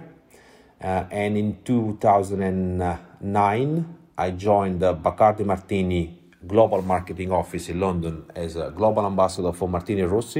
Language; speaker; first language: English; non-native, fluent; Italian